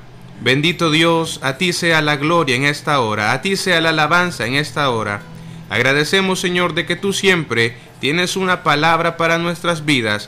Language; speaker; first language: Spanish; native; Spanish